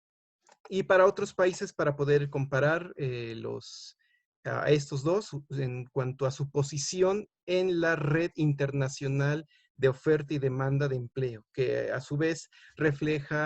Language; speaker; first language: Spanish; native; Spanish